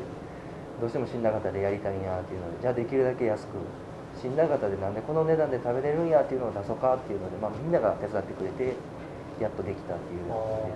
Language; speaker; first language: Japanese; native; Japanese